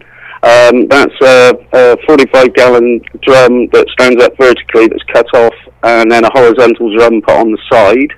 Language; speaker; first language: English; native; English